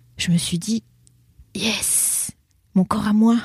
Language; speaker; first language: French; native; French